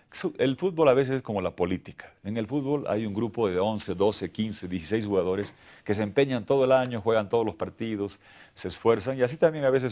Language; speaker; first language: Spanish; native; Spanish